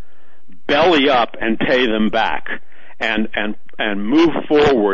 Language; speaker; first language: English; native; English